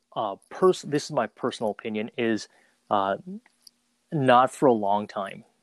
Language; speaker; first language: English; native; English